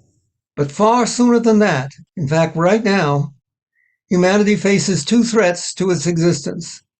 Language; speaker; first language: English; native; English